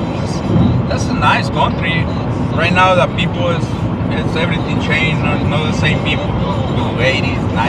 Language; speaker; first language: English; non-native, learner; Spanish